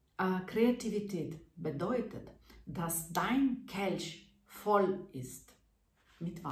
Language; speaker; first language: German; non-native, fluent; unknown